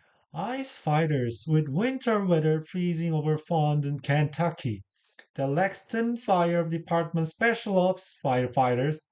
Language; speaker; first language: English; non-native, learner; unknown